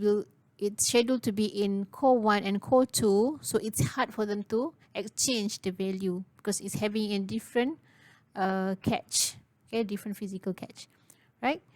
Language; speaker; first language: English; non-native, local second language; Malay